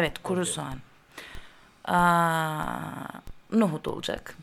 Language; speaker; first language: Turkish; non-native, learner; Greek